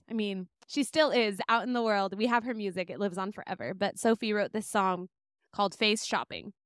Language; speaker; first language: English; native; English